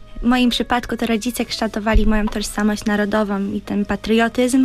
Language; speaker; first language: Polish; early bilingual, heritage; Polish